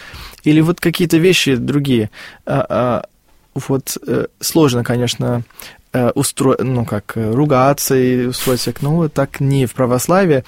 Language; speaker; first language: Russian; non-native, fluent; Afrikaans